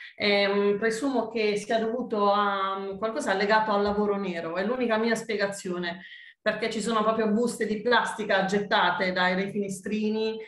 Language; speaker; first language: Italian; native; Italian